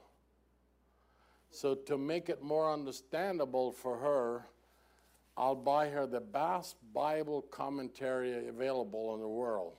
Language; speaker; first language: English; non-native, fluent; German